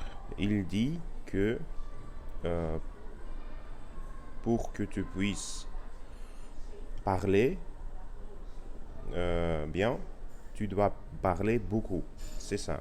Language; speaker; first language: French; non-native, learner; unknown